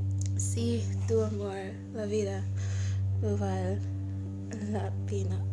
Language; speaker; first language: Spanish; non-native, learner; English